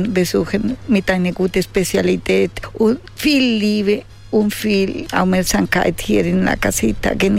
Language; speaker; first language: German; non-native, learner; Spanish